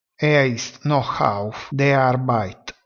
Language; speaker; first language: German; non-native, fluent; Italian